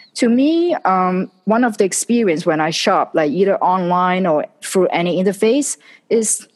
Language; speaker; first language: English; non-native, local second language; Cantonese